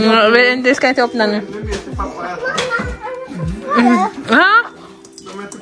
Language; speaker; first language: Swedish; non-native, learner; Cebuano